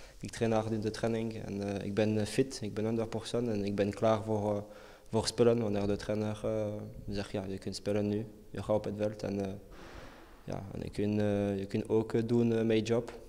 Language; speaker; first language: Dutch; non-native, learner; French